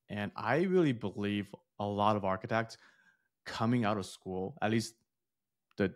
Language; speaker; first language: English; early bilingual, other home language; Chinese